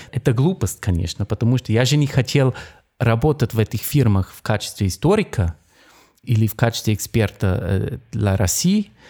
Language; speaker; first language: Russian; non-native, fluent; German